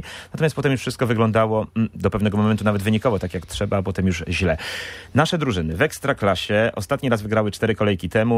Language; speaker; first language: Polish; native; Polish